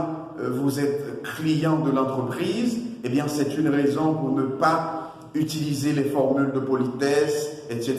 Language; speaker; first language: French; non-native, local second language; Haitian Creole